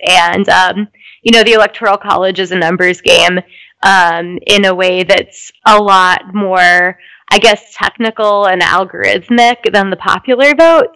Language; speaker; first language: English; native; English